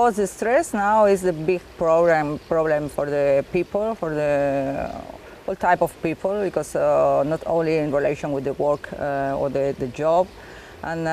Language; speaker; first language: English; non-native, learner; Spanish